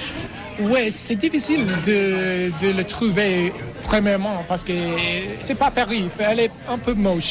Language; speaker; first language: French; non-native, learner; English